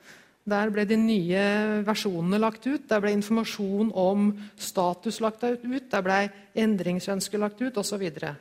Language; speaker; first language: Norwegian; native; Norwegian